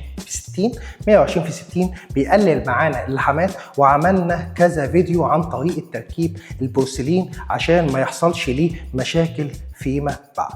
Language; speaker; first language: Arabic; native; Arabic